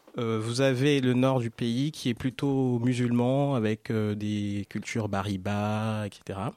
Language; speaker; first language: French; non-native, local second language; Fon